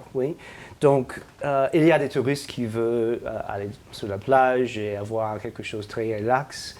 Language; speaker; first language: French; non-native, fluent; English